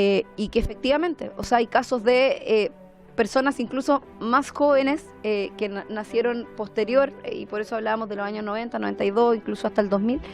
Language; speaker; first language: Spanish; native; Spanish